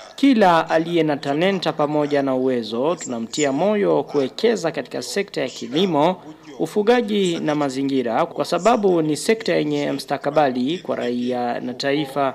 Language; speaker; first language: Swahili; non-native, local second language; Rundi